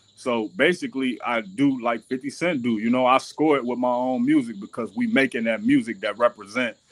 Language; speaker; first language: English; native; English